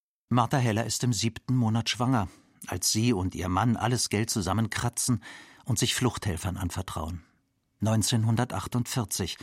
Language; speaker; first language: German; native; German